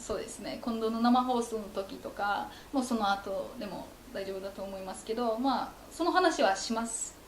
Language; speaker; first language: Japanese; non-native, fluent; Polish